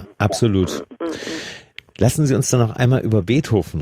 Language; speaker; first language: German; native; German